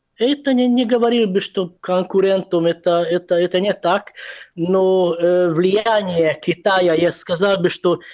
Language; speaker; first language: Russian; non-native, fluent; Hungarian